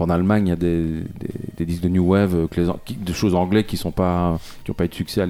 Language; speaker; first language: French; native; French